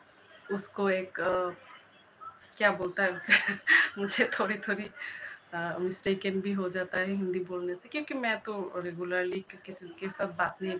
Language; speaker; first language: Hindi; non-native, learner; Bangla